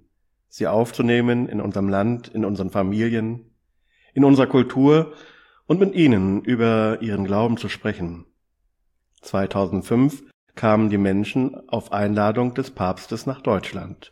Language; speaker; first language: German; native; German